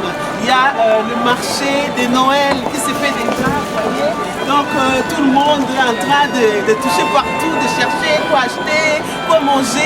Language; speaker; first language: French; non-native, local second language; Lingala